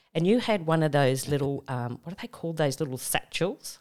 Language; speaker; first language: English; native; English